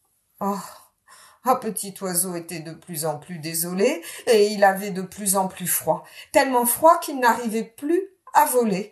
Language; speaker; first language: French; native; French